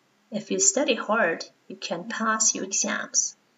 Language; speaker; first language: English; non-native, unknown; Mongolian